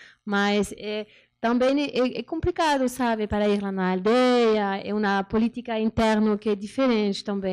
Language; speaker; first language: Portuguese; non-native, learner; French